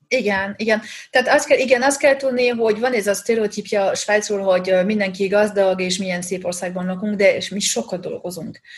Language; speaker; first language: Hungarian; non-native, fluent; French